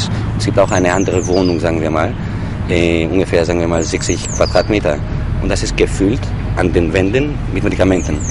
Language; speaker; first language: German; non-native, fluent; Greek